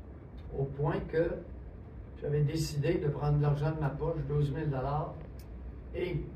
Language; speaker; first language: French; native; French